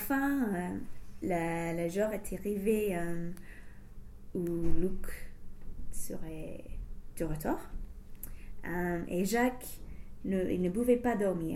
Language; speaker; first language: French; non-native, learner; English